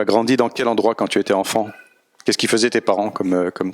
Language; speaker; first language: French; native; French